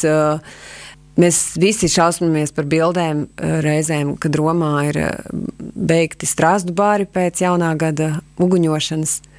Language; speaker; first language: Latvian; native; Latvian